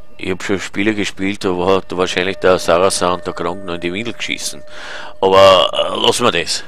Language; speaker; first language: German; native; German